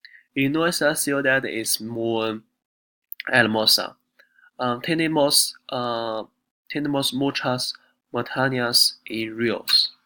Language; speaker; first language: Spanish; non-native, learner; Chinese